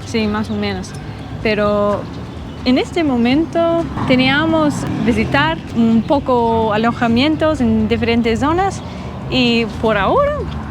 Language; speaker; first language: Spanish; non-native, learner; English